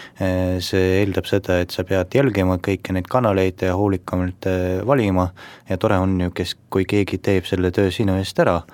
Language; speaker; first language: Estonian; non-native, local second language; Russian